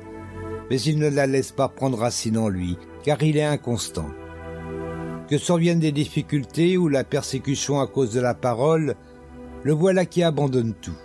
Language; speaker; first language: French; native; French